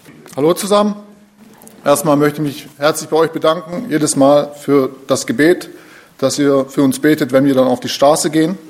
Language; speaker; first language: German; native; German